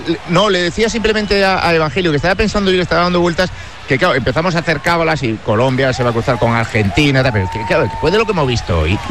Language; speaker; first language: Spanish; native; Spanish